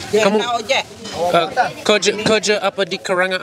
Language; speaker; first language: Indonesian; non-native, learner; English